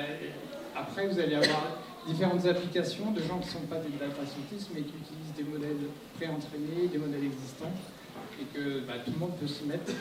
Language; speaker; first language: French; native; French